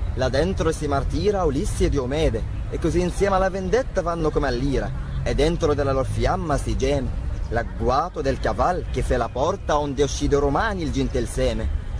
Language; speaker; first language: Italian; non-native, learner; Arabic